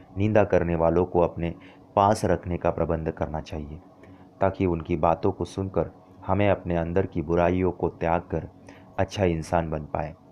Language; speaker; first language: Hindi; non-native, local second language; Marathi